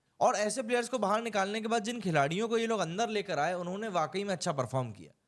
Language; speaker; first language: Hindi; native; Hindi